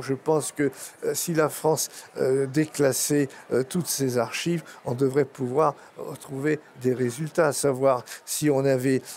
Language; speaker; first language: French; native; French